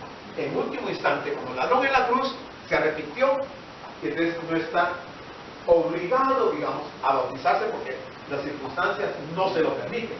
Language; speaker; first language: Spanish; native; Spanish